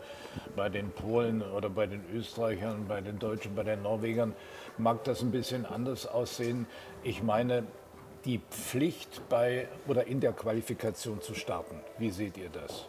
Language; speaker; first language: German; native; German